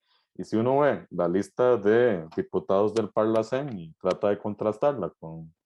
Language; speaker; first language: Spanish; native; Spanish